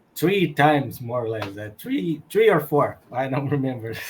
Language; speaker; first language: English; non-native, learner; Portuguese